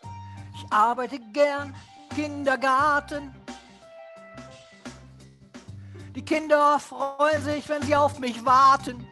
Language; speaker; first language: German; native; German